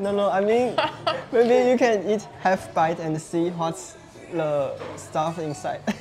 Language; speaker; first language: English; non-native, learner; Chinese